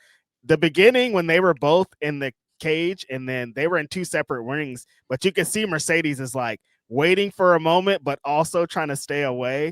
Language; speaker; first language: English; native; English